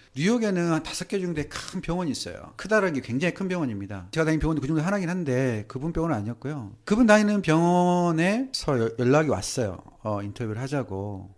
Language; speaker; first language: Korean; native; Korean